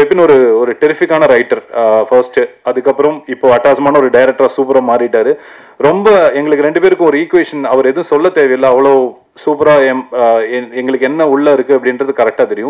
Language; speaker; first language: Tamil; native; Tamil